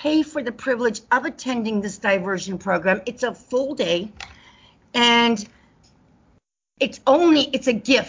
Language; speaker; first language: English; native; English